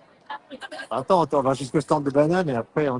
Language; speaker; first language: French; native; French